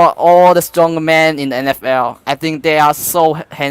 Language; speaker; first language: English; non-native, learner; Chinese